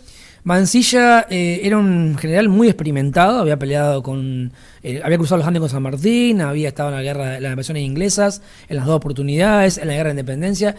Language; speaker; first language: Spanish; native; Spanish